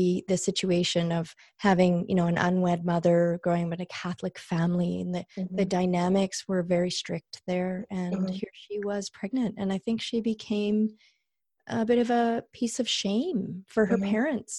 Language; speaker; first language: English; native; English